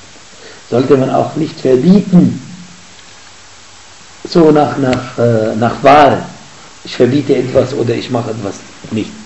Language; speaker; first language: German; non-native, fluent; Arabic